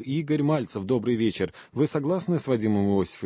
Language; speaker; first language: Russian; native; Russian